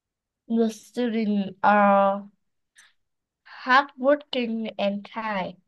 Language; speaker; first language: English; non-native, learner; Vietnamese